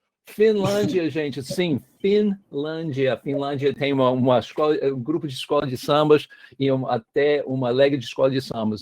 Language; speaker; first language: Portuguese; non-native, fluent; English